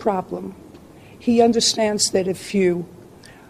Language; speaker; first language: English; native; English